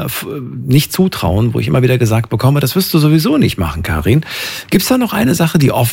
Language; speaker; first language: German; native; German